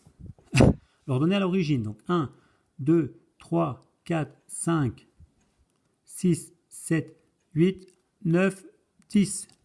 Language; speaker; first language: French; native; French